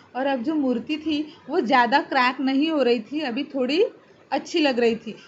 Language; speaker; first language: Hindi; non-native, local second language; Marathi